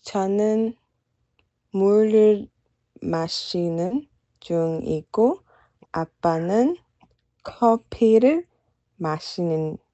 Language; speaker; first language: Korean; non-native, learner; English